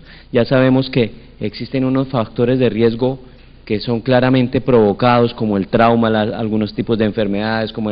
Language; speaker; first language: Spanish; native; Spanish